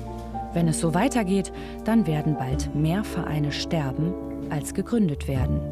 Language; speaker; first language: German; native; German